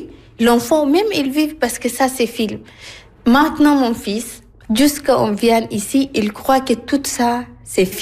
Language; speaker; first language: French; non-native, learner; Arabic